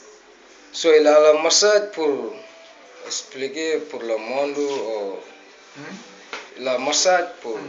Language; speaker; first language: French; non-native, learner; English